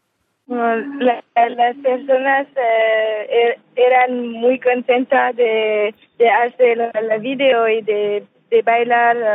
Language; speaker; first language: Spanish; non-native, learner; French